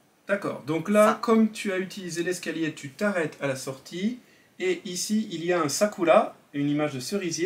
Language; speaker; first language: French; native; French